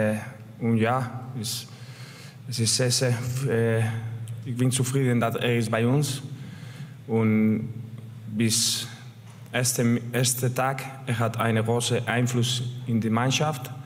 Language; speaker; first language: German; non-native, learner; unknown